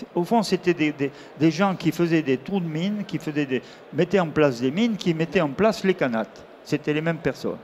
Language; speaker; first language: French; native; French